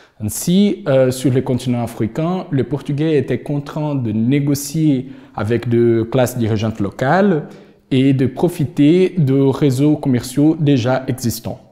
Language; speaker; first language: French; non-native, fluent; Portuguese